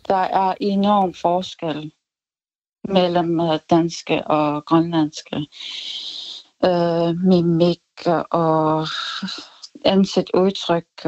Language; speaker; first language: Danish; non-native, local second language; Kalaallisut